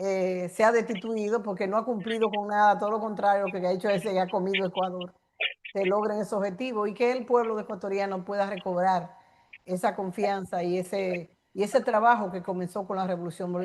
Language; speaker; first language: Spanish; native; Spanish